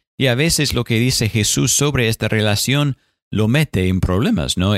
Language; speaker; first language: Spanish; non-native, fluent; English